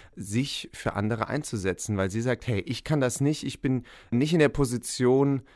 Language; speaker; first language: German; native; German